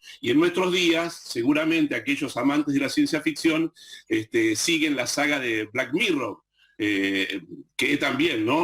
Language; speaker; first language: Spanish; native; Spanish